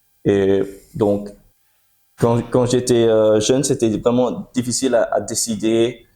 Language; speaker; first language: French; early bilingual, heritage; French